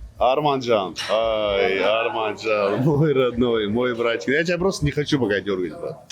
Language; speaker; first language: Russian; non-native, local second language; Chechen